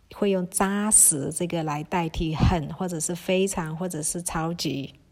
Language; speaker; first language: Chinese; early bilingual, heritage; Chinese